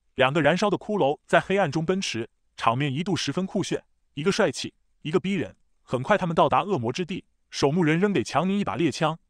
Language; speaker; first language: Chinese; native; Chinese